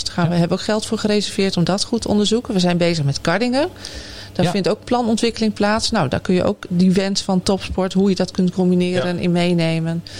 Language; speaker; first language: Dutch; native; Dutch